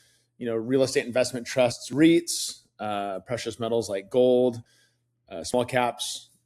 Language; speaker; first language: English; native; English